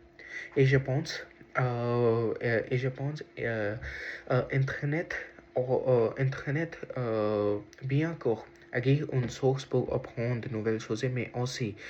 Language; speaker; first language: French; non-native, learner; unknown